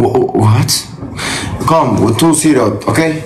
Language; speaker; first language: English; non-native, learner; Spanish